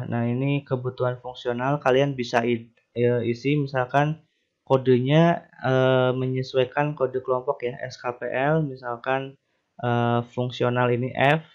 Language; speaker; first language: Indonesian; native; Indonesian